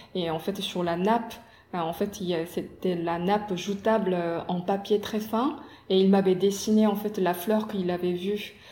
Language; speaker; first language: French; non-native, fluent; Korean